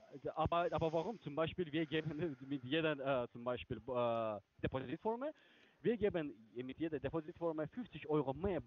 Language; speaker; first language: German; non-native, learner; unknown